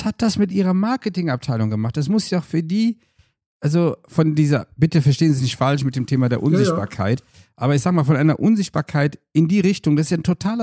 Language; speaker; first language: German; native; German